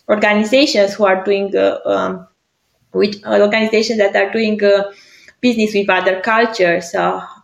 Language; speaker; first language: English; non-native, fluent; Greek